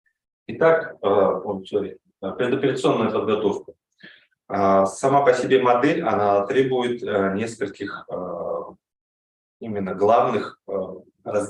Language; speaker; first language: Russian; native; Russian